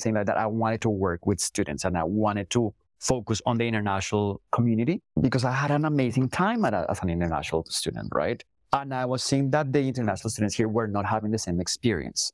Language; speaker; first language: English; non-native, fluent; Spanish